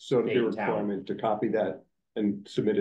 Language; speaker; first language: English; native; English